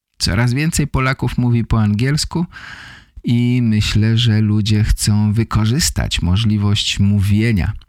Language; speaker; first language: Polish; native; Polish